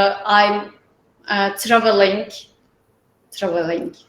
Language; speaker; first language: English; non-native, learner; Turkish